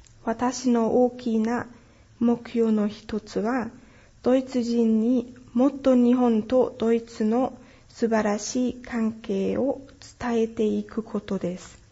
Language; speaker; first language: Japanese; non-native, fluent; German